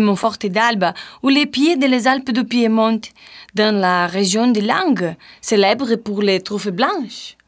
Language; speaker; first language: French; non-native, learner; Italian